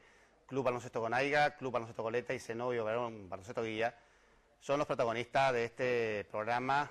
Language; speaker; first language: Spanish; native; Spanish